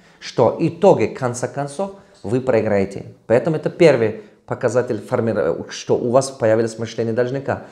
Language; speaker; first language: Russian; non-native, local second language; Tajik